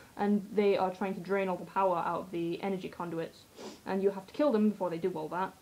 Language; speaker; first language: English; native; English